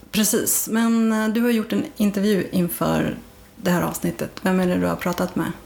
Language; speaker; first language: Swedish; native; Swedish